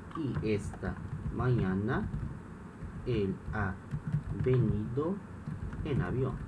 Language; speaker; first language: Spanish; non-native, fluent; Portuguese